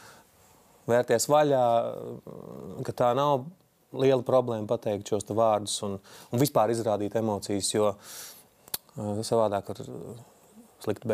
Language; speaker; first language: Latvian; native; Latvian